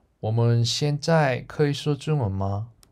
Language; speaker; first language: Chinese; non-native, learner; Korean